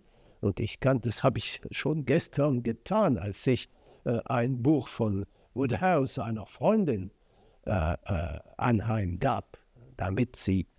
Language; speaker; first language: German; non-native, fluent; French